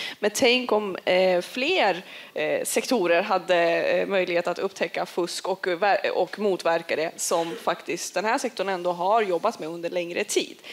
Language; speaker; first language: Swedish; early bilingual, other home language; Persian